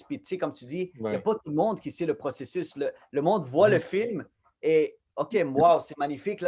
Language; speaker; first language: French; native; French